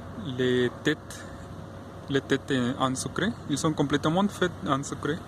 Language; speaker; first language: French; non-native, fluent; Spanish